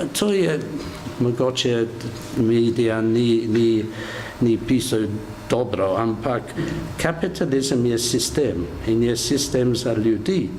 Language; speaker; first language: Slovenian; non-native, fluent; English